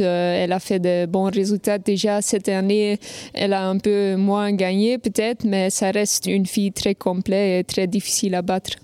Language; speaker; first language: French; non-native, local second language; Dutch